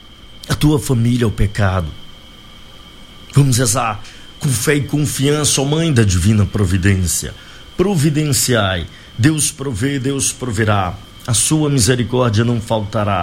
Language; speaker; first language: Portuguese; native; Portuguese